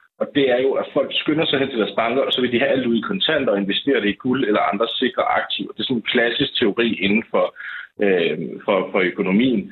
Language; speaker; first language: Danish; native; Danish